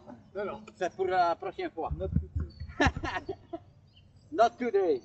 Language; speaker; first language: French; non-native, local second language; Dutch